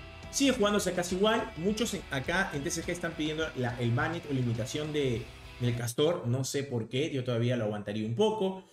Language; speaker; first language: Spanish; native; Spanish